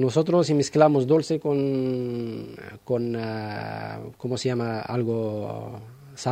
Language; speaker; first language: Spanish; non-native, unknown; Arabic